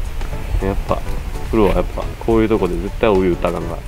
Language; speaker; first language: Japanese; native; Japanese